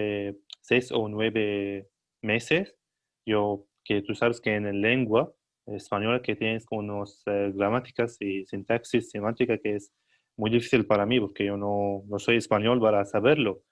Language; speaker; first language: Spanish; non-native, learner; Arabic